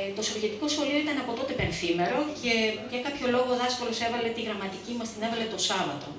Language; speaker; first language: Greek; early bilingual, heritage; Greek